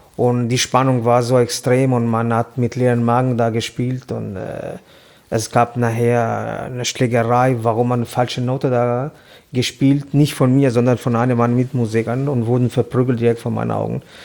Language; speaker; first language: German; non-native, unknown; Albanian